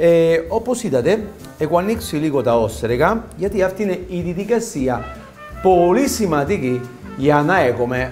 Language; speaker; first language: Greek; non-native, fluent; Italian